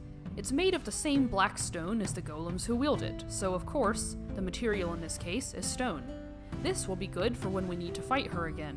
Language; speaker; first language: English; native; English